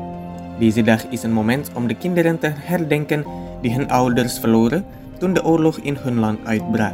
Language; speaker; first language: Dutch; non-native, fluent; Indonesian